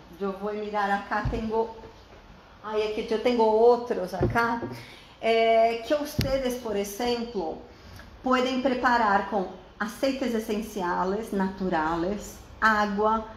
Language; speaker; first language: Spanish; non-native, fluent; Portuguese